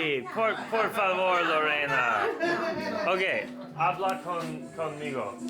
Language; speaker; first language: Spanish; non-native, learner; English